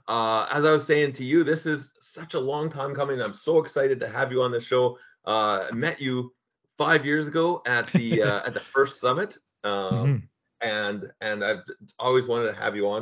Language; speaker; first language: English; native; English